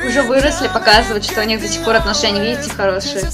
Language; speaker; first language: Russian; native; Russian